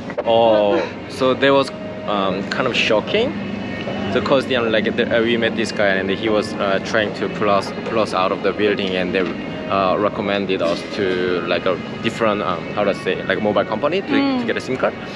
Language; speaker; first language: English; non-native, fluent; Korean